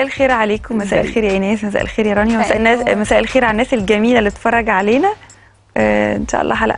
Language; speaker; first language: Arabic; native; Arabic